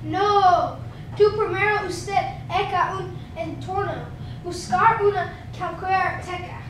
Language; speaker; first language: Spanish; non-native, learner; English